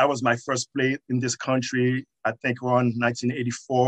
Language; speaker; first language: English; non-native, fluent; Haitian Creole